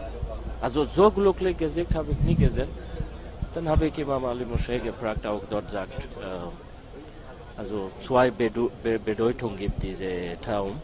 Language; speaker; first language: German; non-native, learner; Bangla